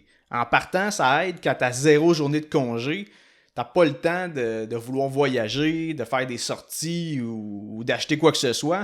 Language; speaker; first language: French; native; French